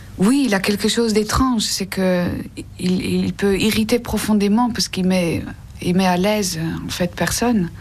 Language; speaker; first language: French; non-native, fluent; Dutch